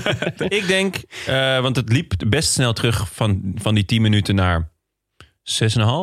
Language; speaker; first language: Dutch; native; Dutch